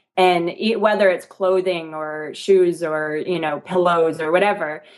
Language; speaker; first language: English; native; English